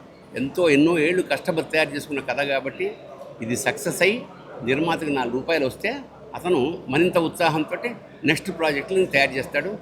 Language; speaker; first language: Telugu; native; Telugu